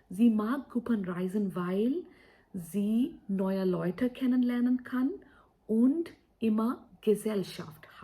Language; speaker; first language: German; non-native, fluent; Hindi